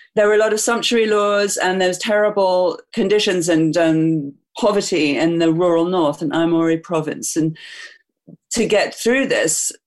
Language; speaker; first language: English; native; English